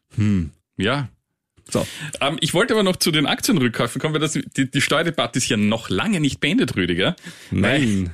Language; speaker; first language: German; native; German